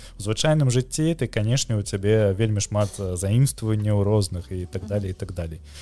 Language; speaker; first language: Belarusian; non-native, local second language; Russian